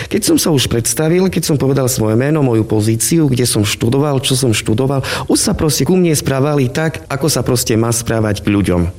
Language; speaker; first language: Slovak; non-native, local second language; Romany